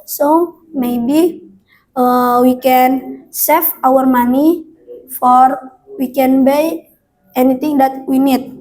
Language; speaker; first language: English; non-native, learner; Indonesian